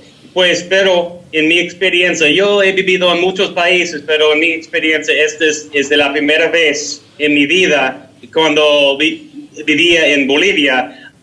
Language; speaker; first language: Spanish; non-native, learner; English